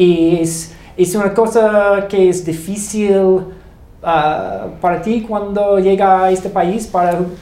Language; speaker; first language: Spanish; non-native, fluent; English